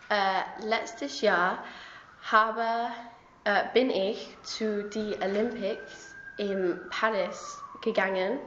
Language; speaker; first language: German; non-native, learner; English